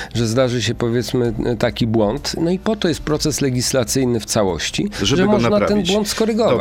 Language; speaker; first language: Polish; native; Polish